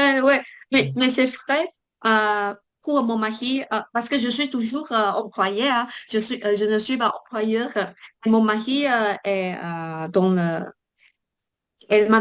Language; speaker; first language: French; non-native, learner; Chinese